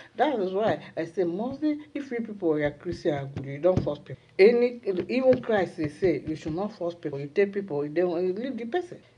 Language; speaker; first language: English; non-native, local second language; Igbo